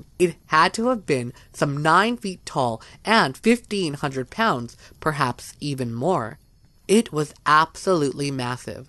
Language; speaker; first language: English; native; English